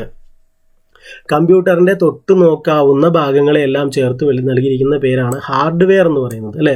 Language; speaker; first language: Malayalam; native; Malayalam